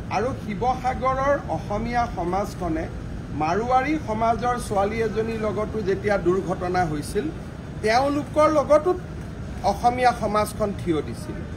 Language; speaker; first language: Assamese; native; Assamese